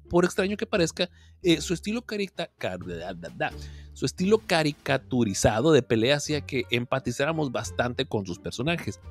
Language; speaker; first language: Spanish; native; Spanish